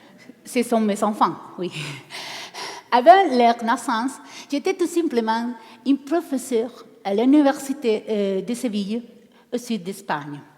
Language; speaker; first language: French; non-native, learner; Spanish